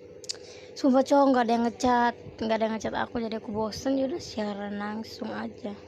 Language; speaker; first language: Indonesian; native; Indonesian